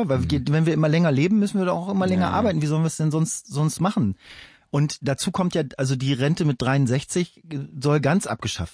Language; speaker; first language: German; native; German